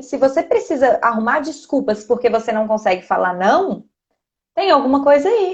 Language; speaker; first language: Portuguese; native; Portuguese